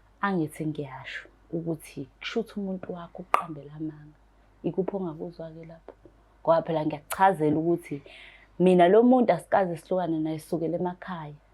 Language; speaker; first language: Zulu; native; Zulu